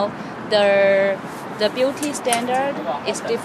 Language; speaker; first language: English; non-native, fluent; Chinese